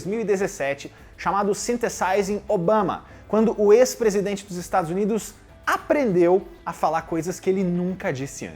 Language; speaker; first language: Portuguese; native; Portuguese